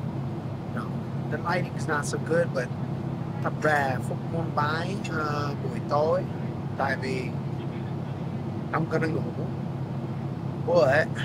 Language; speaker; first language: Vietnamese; non-native, learner; English